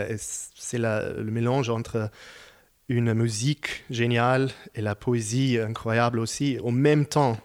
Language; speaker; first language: French; non-native, fluent; Hebrew